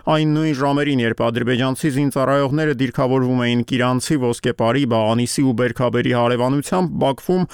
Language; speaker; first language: Armenian; native; Armenian